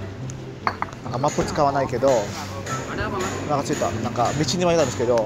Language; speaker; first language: Japanese; non-native, fluent; Indonesian